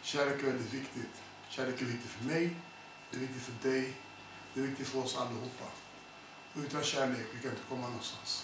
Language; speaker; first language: Swedish; non-native, fluent; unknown